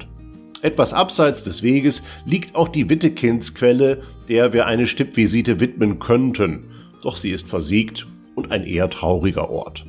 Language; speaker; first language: German; native; German